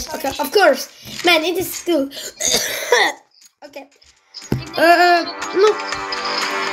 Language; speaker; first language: English; non-native, learner; Russian